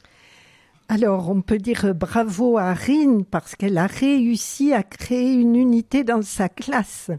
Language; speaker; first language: French; native; French